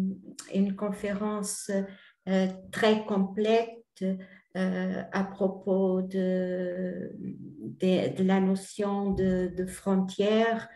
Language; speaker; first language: French; non-native, fluent; Portuguese